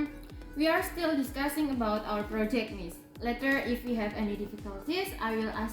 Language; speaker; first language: English; non-native, fluent; Indonesian